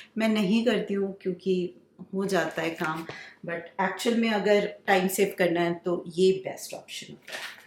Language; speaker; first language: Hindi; native; Hindi